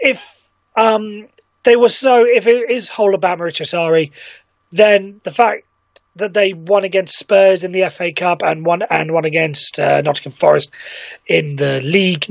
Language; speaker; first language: English; native; English